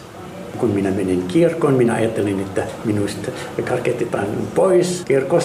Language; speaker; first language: Finnish; non-native, fluent; Arabic